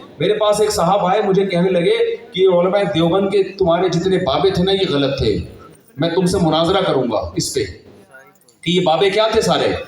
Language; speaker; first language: Urdu; native; Urdu